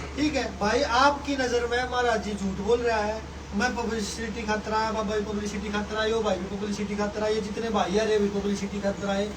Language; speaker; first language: Hindi; native; Hindi